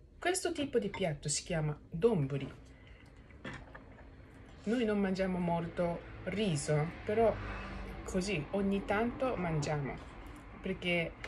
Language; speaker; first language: Italian; non-native, learner; Japanese